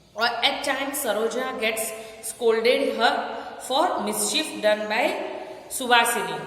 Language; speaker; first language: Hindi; non-native, local second language; Gujarati